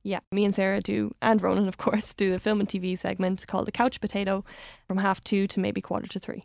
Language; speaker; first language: English; native; English